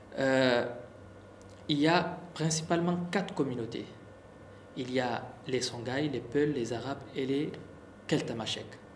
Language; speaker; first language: French; non-native, local second language; Tamasheq